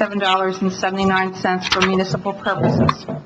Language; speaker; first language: English; native; English